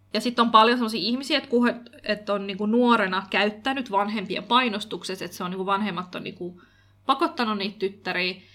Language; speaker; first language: Finnish; early bilingual, other home language; Kurdish